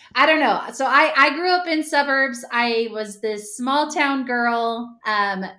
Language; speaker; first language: English; native; English